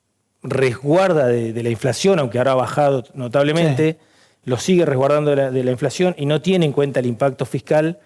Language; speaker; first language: Spanish; native; Spanish